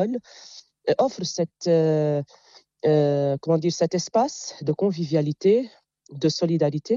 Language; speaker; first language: French; non-native, local second language; Arabic